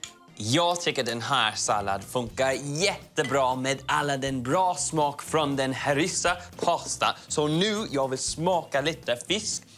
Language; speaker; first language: Swedish; non-native, learner; English